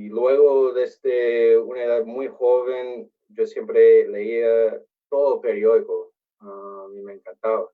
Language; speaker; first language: Spanish; non-native, fluent; English